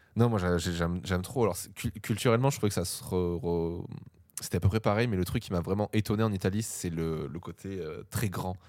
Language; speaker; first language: French; native; French